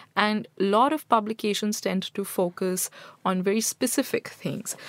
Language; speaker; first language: English; non-native, local second language; Hindi